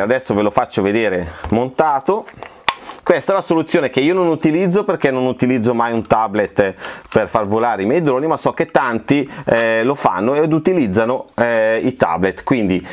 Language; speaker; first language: Italian; native; Italian